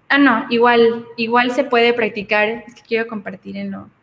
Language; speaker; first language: Spanish; native; Spanish